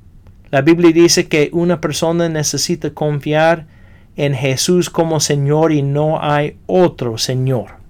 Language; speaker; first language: Spanish; non-native, fluent; English